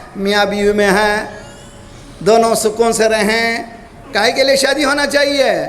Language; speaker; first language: Urdu; native; Urdu